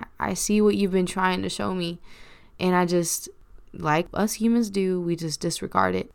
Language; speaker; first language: English; early bilingual, other home language; Spanish